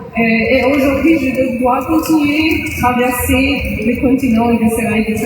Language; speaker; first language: French; non-native, fluent; Ukrainian